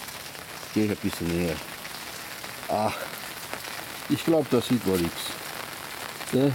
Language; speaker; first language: German; non-native, learner; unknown